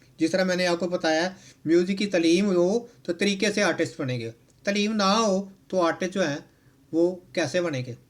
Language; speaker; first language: Urdu; non-native, local second language; Punjabi